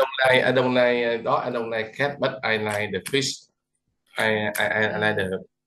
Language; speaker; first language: English; non-native, learner; Vietnamese